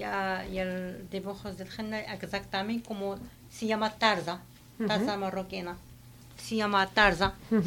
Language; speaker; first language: Spanish; non-native, learner; Arabic